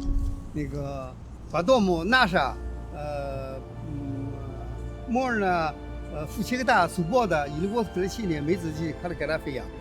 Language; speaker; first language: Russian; non-native, learner; Chinese